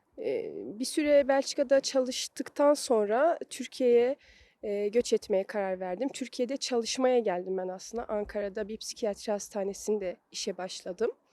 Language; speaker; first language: Turkish; early bilingual, heritage; Turkish